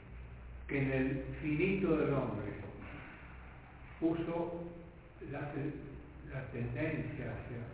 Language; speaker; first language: Spanish; native; Spanish